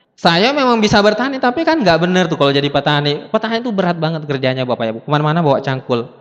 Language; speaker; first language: Indonesian; non-native, local second language; Buginese